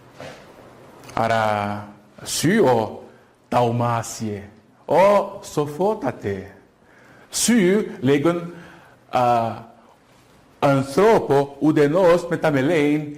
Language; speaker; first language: Greek; non-native, fluent; Portuguese